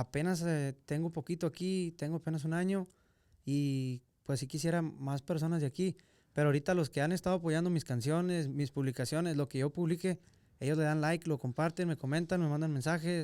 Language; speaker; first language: Spanish; native; Spanish